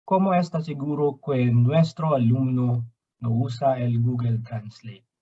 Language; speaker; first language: Spanish; non-native, learner; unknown